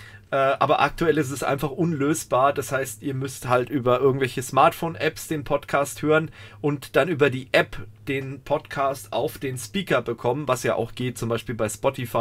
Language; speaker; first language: German; native; German